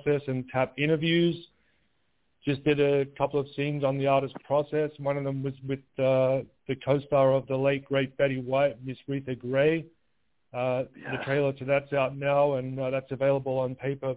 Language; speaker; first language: English; native; English